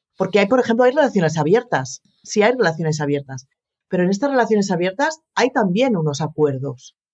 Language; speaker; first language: Spanish; native; Spanish